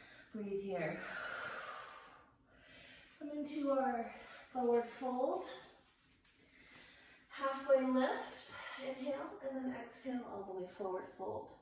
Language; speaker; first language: English; native; English